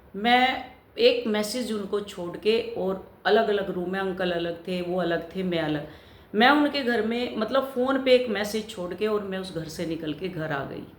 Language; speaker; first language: Hindi; native; Hindi